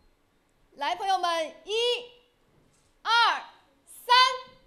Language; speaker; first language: Chinese; native; Chinese